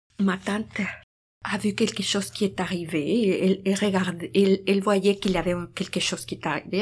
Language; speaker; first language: French; non-native, fluent; Spanish